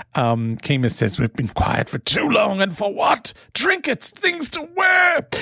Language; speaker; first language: English; native; English